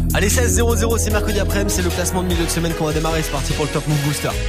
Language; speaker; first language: French; native; French